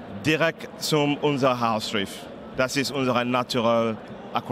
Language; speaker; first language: German; non-native, learner; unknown